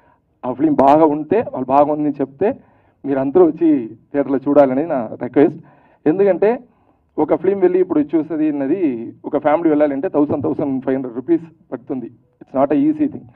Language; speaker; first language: Telugu; early bilingual, heritage; Tamil